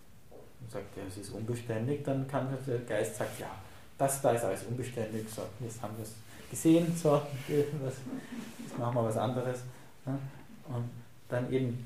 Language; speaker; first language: German; native; German